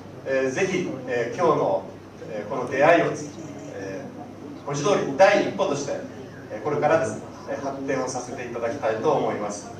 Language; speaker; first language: Japanese; native; Japanese